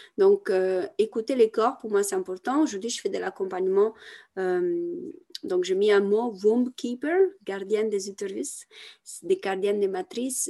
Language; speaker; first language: French; non-native, fluent; Italian